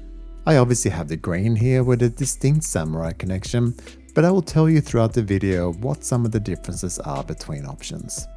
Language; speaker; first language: English; native; English